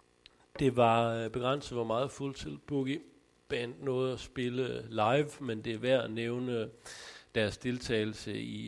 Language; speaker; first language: Danish; native; Danish